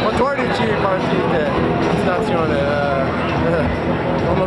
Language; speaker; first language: Italian; non-native, learner; English